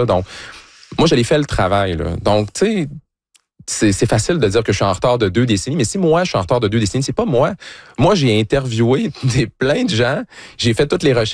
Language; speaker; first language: French; native; French